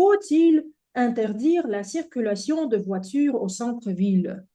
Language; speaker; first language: French; non-native, fluent; Russian